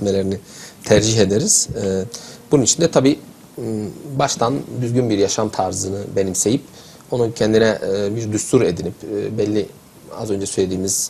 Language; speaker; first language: Turkish; native; Turkish